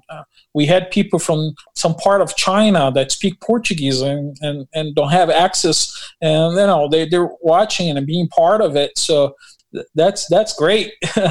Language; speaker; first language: English; non-native, fluent; Portuguese